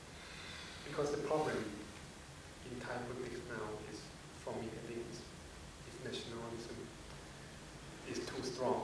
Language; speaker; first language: English; non-native, fluent; Thai